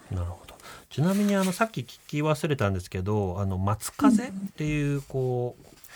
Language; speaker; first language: Japanese; native; Japanese